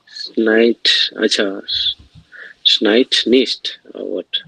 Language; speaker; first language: German; non-native, learner; Bangla